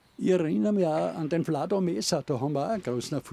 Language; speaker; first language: German; native; German